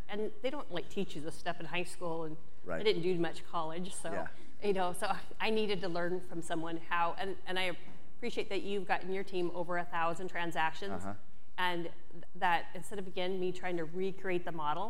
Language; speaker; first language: English; native; English